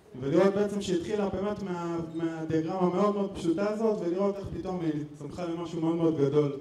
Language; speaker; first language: Hebrew; native; Hebrew